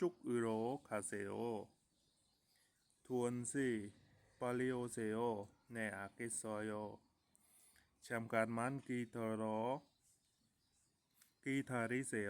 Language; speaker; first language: Korean; non-native, learner; Khmer